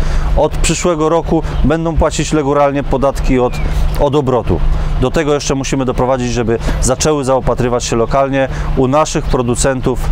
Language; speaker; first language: Polish; native; Polish